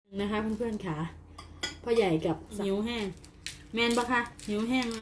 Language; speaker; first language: Thai; native; Thai